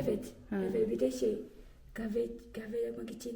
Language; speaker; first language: Turkish; non-native, learner; Malay